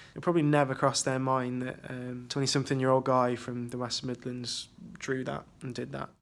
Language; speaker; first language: English; native; English